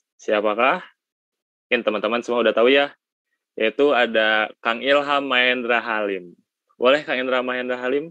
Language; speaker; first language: Indonesian; native; Indonesian